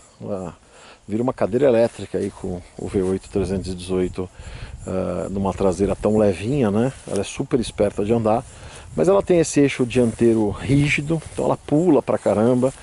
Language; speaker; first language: Portuguese; native; Portuguese